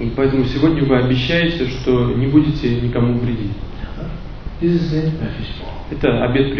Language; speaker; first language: Russian; native; Russian